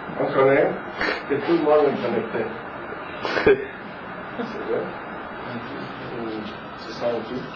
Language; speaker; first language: French; non-native, learner; Spanish